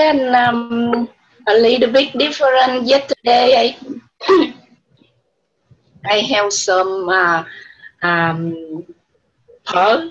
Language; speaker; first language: English; non-native, learner; Vietnamese